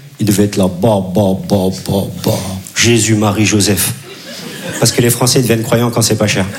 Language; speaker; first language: French; early bilingual, other home language; Turkish